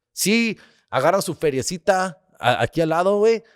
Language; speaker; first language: Spanish; early bilingual, heritage; Spanish